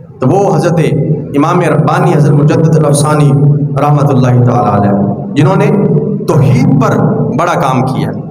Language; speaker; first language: Urdu; non-native, local second language; Punjabi